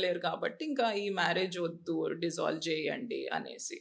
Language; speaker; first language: Telugu; native; Telugu